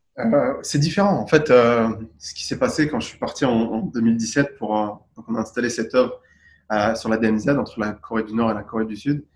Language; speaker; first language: French; native; French